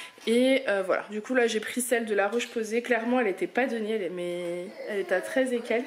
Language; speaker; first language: French; native; French